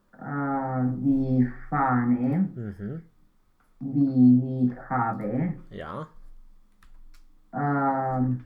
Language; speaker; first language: German; non-native, learner; Romanian